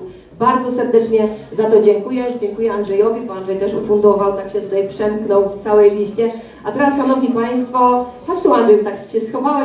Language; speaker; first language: Polish; native; Polish